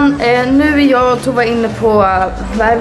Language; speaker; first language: Swedish; native; Swedish